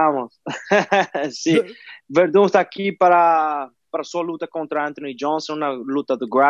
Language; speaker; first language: Portuguese; non-native, fluent; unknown